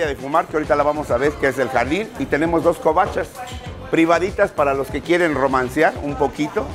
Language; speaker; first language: Spanish; native; Spanish